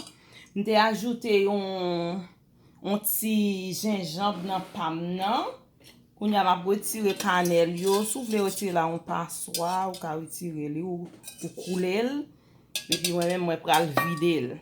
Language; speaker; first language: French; non-native, learner; Haitian Creole